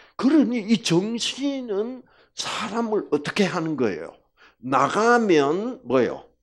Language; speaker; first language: Korean; native; Korean